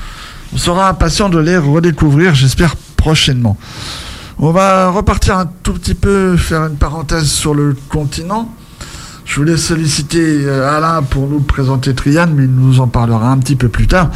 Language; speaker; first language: French; native; French